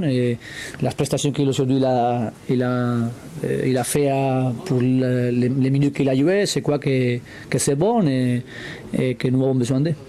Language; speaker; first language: French; non-native, learner; Spanish